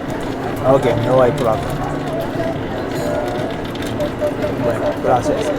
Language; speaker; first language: Spanish; non-native, learner; English